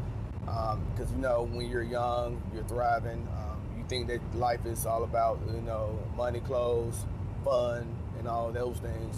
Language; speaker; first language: English; native; English